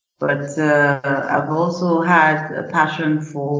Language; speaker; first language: English; non-native, local second language; Yoruba